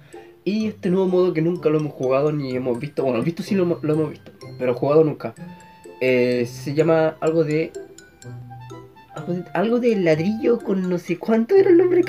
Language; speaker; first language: Spanish; native; Spanish